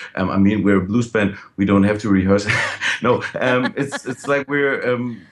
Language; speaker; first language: English; non-native, fluent; German